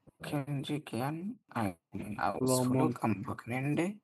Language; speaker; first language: German; non-native, learner; Bangla